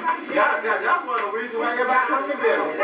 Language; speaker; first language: English; native; English